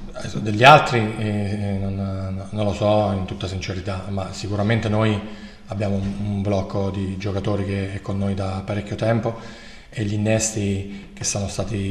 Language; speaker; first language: Italian; native; Italian